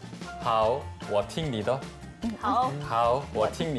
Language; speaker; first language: Chinese; non-native, learner; Korean